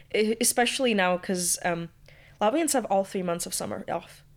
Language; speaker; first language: English; early bilingual, other home language; Latvian